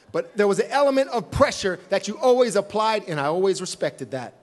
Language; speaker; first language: English; native; English